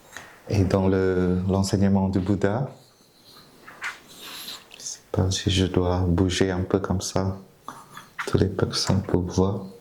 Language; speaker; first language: French; non-native, fluent; Vietnamese